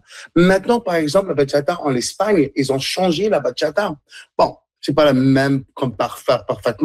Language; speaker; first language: French; non-native, fluent; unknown